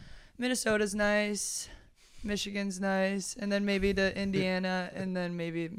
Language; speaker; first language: English; native; English